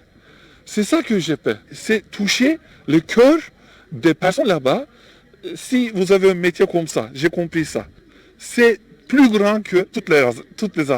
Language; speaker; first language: French; non-native, learner; Turkish